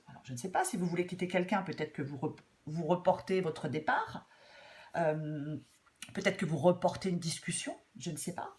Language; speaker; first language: French; native; French